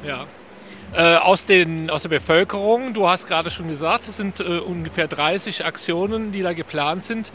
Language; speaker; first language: German; native; German